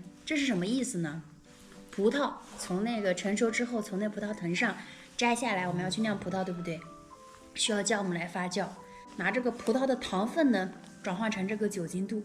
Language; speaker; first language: Chinese; native; Chinese